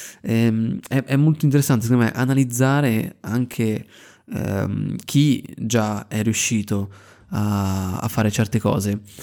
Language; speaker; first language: Italian; native; Italian